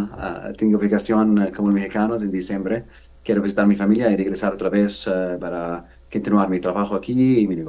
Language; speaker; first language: Spanish; non-native, learner; Arabic